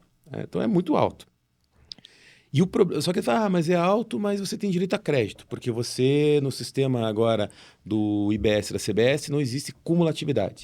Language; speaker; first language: Portuguese; native; Portuguese